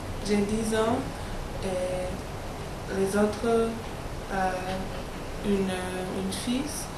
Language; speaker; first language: French; non-native, learner; English